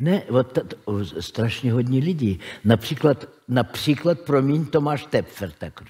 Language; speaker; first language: Czech; non-native, fluent; Russian